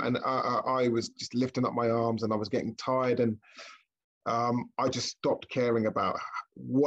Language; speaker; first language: English; native; English